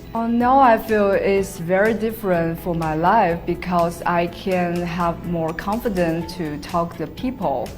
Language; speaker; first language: English; non-native, learner; Chinese